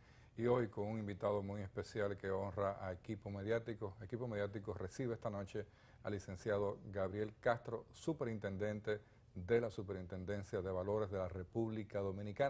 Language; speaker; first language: Spanish; native; Spanish